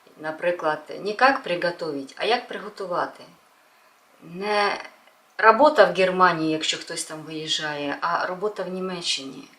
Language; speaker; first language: Ukrainian; non-native, local second language; Russian